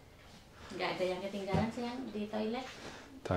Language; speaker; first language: Indonesian; native; Indonesian